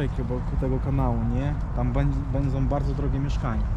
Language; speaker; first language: Polish; early bilingual, other home language; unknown